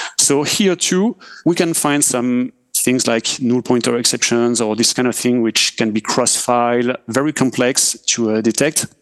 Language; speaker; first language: English; non-native, fluent; French